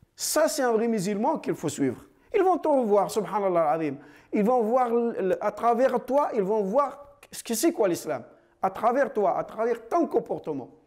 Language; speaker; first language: French; non-native, fluent; Arabic